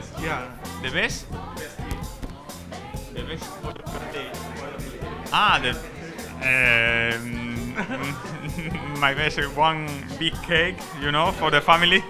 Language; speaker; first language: English; non-native, learner; Spanish